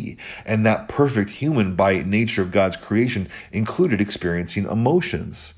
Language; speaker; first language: English; native; English